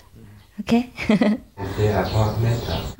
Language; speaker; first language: French; non-native, learner; Chinese